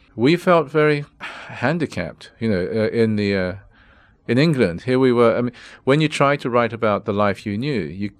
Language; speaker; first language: English; native; English